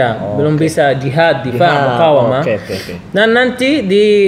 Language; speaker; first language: Indonesian; non-native, learner; Arabic